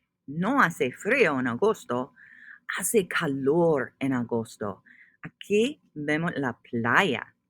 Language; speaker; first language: Spanish; non-native, fluent; English